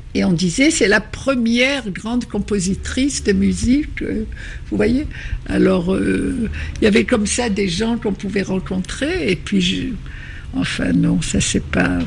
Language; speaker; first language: French; non-native, local second language; Arabic